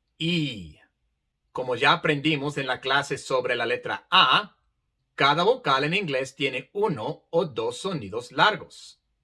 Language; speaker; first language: Spanish; non-native, fluent; English